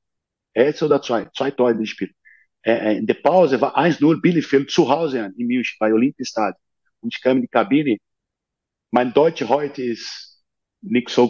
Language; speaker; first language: German; non-native, learner; Portuguese